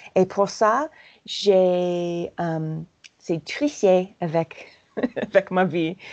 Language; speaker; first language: French; non-native, fluent; English